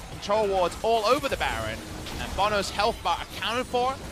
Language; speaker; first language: English; native; English